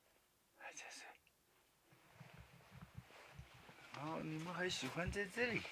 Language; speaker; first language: Chinese; native; Chinese